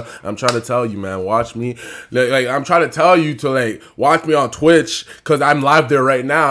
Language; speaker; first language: English; native; English